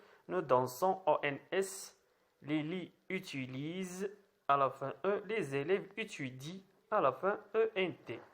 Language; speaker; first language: French; non-native, local second language; Arabic